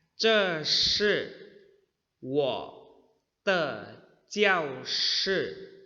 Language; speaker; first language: Chinese; non-native, fluent; Indonesian